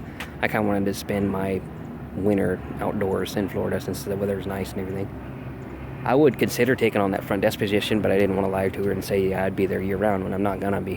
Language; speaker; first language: English; native; English